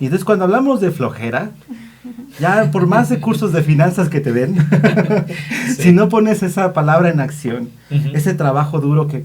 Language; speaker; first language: Spanish; native; Spanish